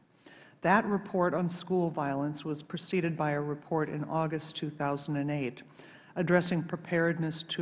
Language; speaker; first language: English; native; English